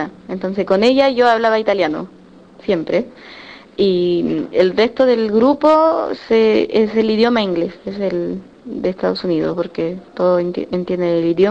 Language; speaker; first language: Spanish; non-native, fluent; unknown